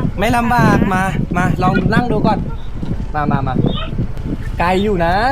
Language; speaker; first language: Thai; native; Thai